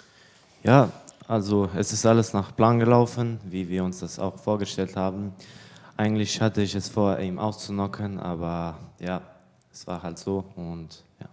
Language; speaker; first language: German; early bilingual, other home language; Bosnian